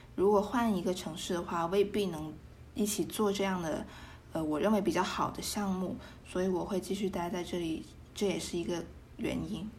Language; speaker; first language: Chinese; native; Chinese